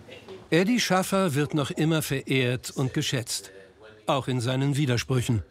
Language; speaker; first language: German; native; German